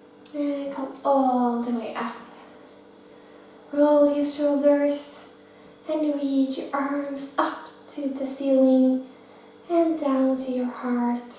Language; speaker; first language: English; non-native, fluent; Norwegian